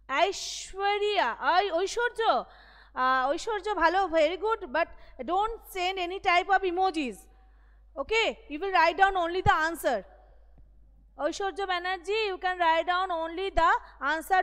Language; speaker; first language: English; non-native, local second language; Bangla